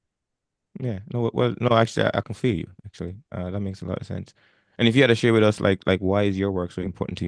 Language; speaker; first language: English; non-native, fluent; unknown